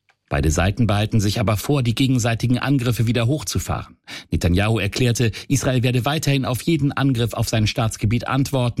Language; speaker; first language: German; native; German